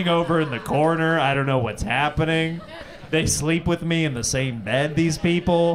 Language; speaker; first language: English; native; English